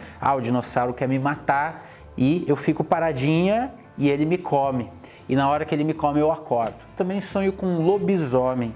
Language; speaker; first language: Portuguese; native; Portuguese